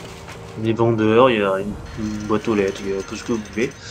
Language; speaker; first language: French; native; French